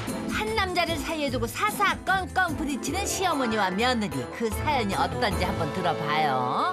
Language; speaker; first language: Korean; native; Korean